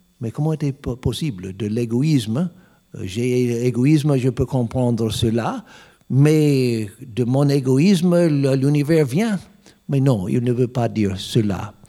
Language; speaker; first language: French; non-native, learner; English